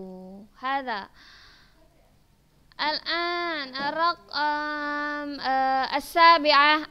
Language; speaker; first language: Arabic; non-native, fluent; Indonesian